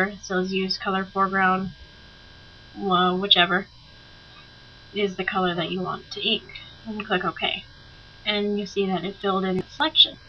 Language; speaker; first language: English; native; English